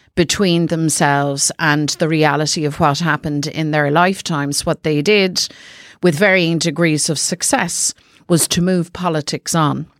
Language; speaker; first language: English; native; English